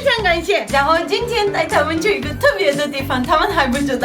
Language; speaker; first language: Chinese; non-native, learner; Armenian